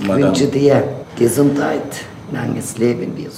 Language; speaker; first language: German; non-native, fluent; Turkish